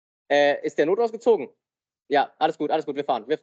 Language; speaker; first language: German; native; German